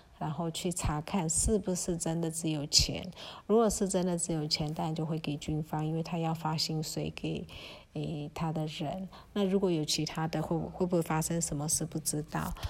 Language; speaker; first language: Chinese; early bilingual, heritage; Chinese